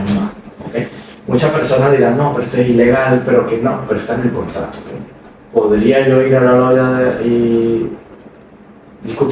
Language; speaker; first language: Spanish; native; Spanish